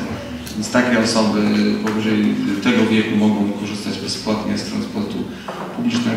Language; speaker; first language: Polish; native; Polish